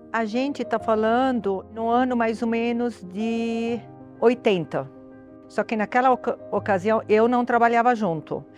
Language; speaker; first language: Portuguese; non-native, fluent; Arabic